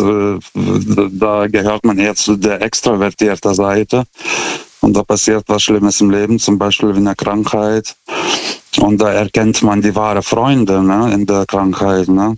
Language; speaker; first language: German; non-native, fluent; Lithuanian